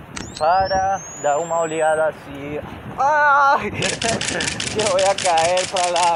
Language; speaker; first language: Portuguese; non-native, learner; Spanish